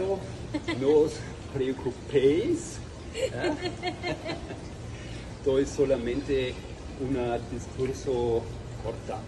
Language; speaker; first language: Spanish; non-native, learner; German